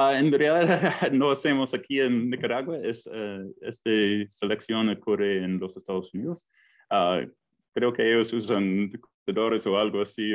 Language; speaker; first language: Spanish; non-native, fluent; English